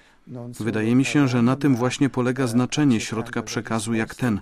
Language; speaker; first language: Polish; non-native, learner; German